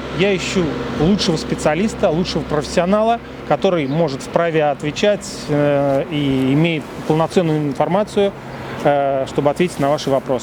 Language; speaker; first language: Russian; native; Russian